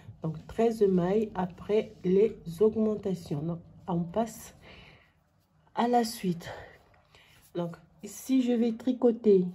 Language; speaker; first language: French; non-native, local second language; Arabic